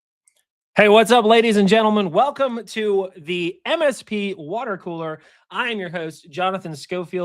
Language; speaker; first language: English; native; English